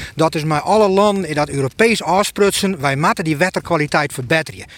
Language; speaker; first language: Dutch; native; Dutch